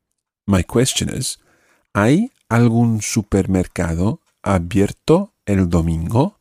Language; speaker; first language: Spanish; non-native, fluent; English